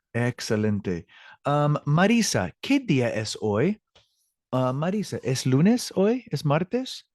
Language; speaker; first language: Spanish; non-native, learner; English